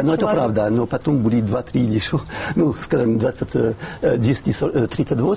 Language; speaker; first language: Russian; non-native, fluent; French